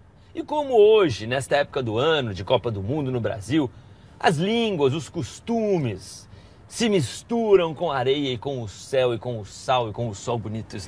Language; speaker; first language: Portuguese; native; Portuguese